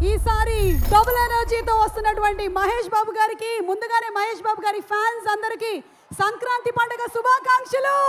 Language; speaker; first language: Telugu; native; Telugu